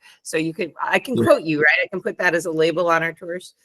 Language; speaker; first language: English; non-native, fluent; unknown